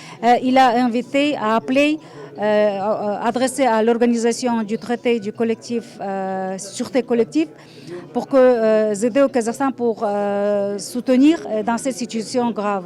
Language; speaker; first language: French; non-native, fluent; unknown